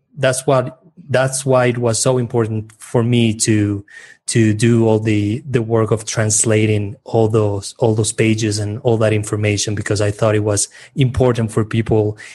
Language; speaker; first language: English; non-native, fluent; Spanish